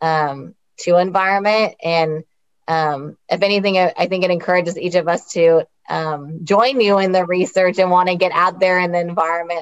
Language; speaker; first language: English; native; English